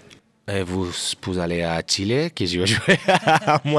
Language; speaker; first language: French; non-native, learner; Catalan